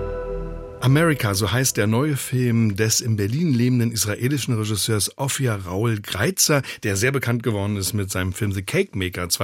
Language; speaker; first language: German; native; German